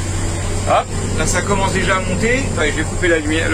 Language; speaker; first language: French; native; French